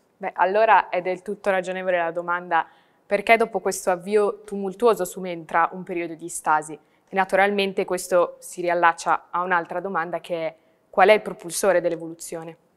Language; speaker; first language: Italian; native; Italian